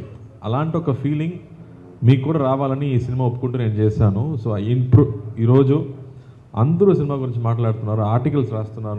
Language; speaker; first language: Telugu; non-native, fluent; Tamil